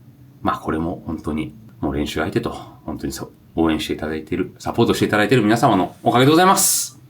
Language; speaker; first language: Japanese; native; Japanese